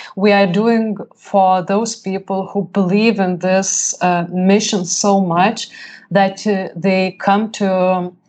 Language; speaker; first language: English; non-native, fluent; Lithuanian